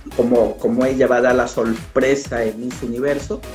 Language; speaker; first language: Spanish; native; Spanish